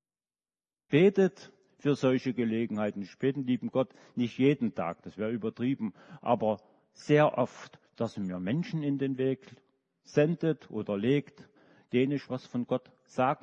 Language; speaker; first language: German; native; German